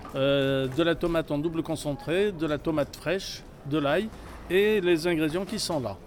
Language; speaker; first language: French; non-native, local second language; Arabic